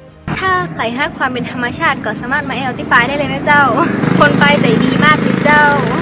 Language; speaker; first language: Thai; early bilingual, other home language; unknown